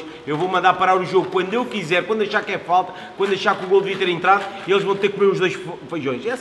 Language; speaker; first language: Portuguese; native; Portuguese